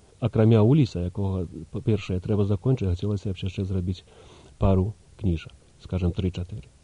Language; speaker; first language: Belarusian; early bilingual, heritage; Belarusian